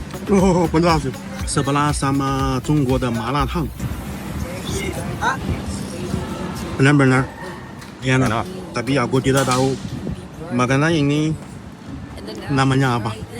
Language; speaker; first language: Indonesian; non-native, learner; Chinese